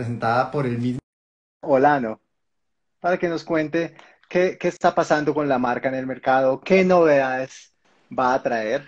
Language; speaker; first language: Spanish; native; Spanish